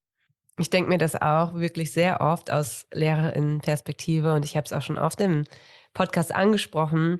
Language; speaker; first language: German; native; German